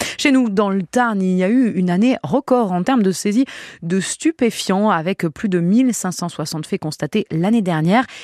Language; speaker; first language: French; native; French